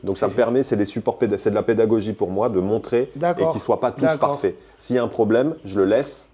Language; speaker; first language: French; native; French